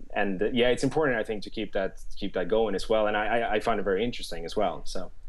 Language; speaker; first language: English; non-native, fluent; Swedish